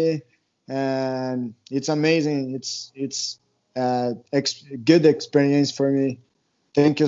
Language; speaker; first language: English; non-native, learner; Portuguese